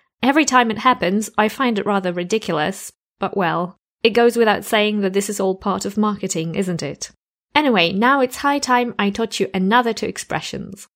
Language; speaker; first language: English; non-native, fluent; Polish